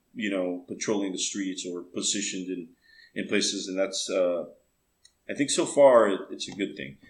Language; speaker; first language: English; early bilingual, other home language; Spanish